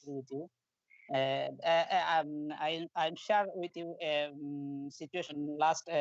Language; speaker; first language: English; non-native, learner; Bangla